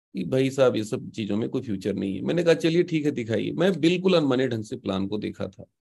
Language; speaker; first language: Hindi; native; Hindi